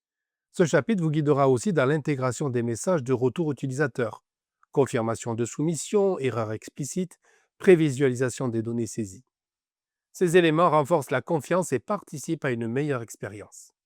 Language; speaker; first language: French; native; French